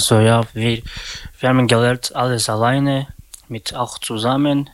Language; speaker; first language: German; non-native, learner; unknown